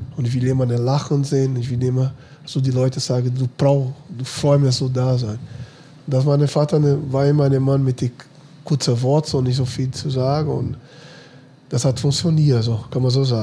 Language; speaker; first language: German; non-native, fluent; Portuguese